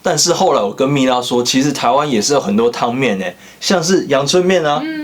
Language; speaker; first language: Chinese; native; Chinese